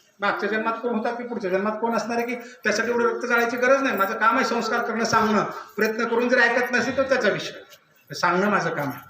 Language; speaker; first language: Marathi; native; Marathi